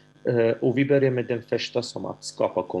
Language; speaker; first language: Swedish; non-native, fluent; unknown